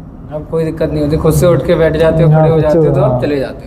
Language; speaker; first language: Hindi; native; Hindi